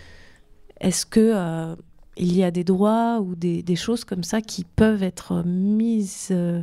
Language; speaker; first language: French; native; French